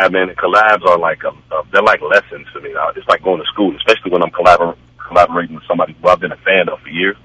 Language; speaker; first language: English; native; English